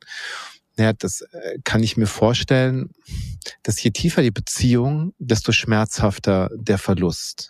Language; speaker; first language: German; native; German